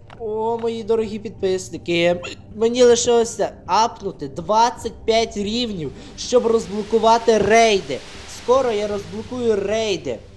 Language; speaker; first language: Ukrainian; non-native, local second language; Russian